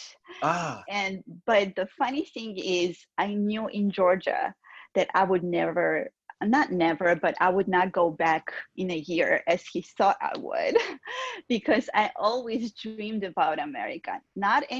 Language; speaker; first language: English; non-native, fluent; Georgian